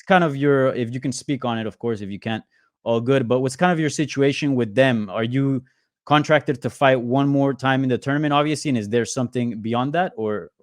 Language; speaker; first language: English; native; English